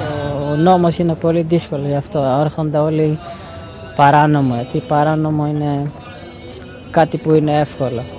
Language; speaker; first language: Greek; non-native, fluent; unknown